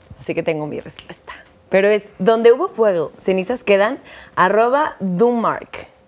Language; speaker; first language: Spanish; native; Spanish